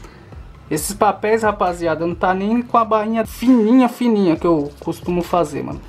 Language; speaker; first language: Portuguese; native; Portuguese